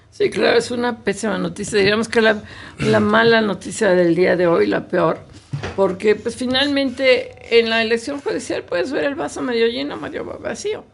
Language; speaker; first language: Spanish; native; Spanish